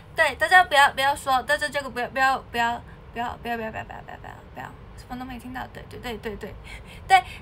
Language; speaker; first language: Chinese; native; Chinese